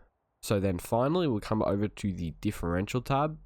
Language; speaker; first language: English; native; English